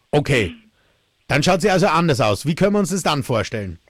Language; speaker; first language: German; native; German